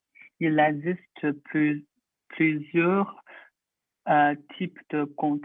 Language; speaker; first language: French; non-native, learner; Chinese